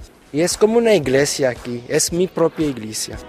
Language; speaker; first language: Spanish; early bilingual, heritage; Spanish